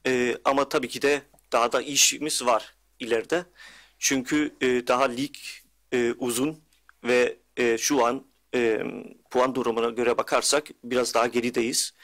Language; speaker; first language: Turkish; early bilingual, heritage; Turkish